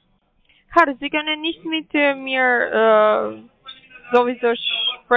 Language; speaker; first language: German; non-native, learner; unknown